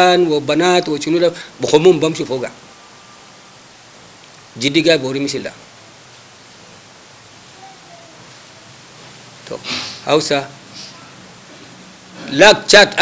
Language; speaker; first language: Arabic; non-native, local second language; Hausa